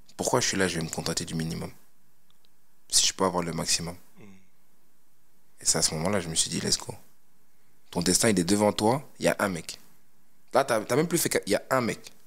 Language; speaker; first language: French; native; French